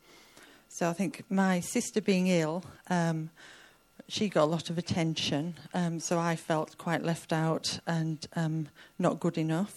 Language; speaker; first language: English; native; English